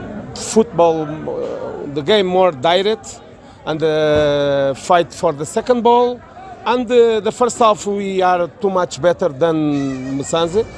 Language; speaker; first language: English; non-native, learner; Portuguese